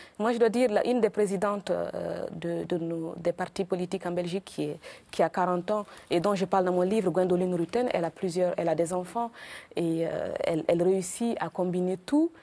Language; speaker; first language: French; non-native, local second language; Mossi